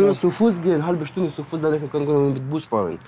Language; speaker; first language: German; non-native, learner; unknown